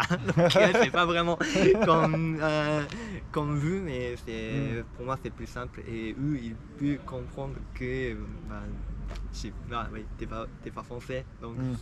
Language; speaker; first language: French; non-native, fluent; Japanese